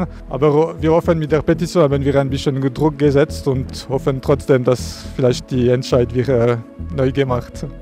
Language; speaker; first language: German; non-native, local second language; French